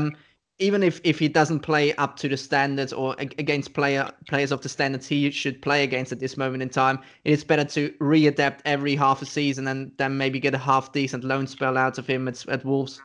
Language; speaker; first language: English; non-native, fluent; German